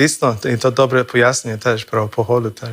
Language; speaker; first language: Ukrainian; non-native, fluent; English